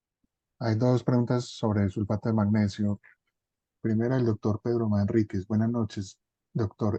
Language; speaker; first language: Spanish; native; Spanish